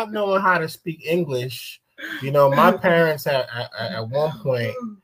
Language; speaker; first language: English; early bilingual, other home language; Akan